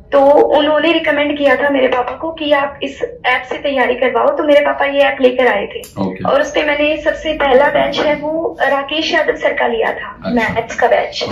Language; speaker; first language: Hindi; native; Hindi